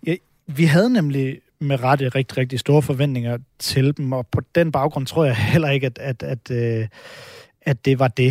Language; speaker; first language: Danish; native; Danish